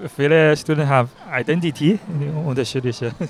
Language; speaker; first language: German; non-native, learner; Chinese